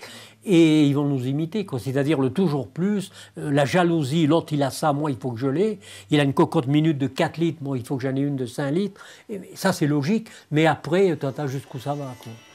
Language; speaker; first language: French; native; French